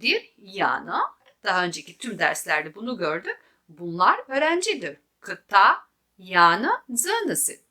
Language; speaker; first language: Turkish; non-native, fluent; Albanian